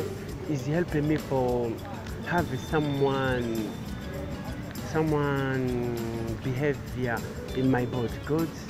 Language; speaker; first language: English; non-native, learner; French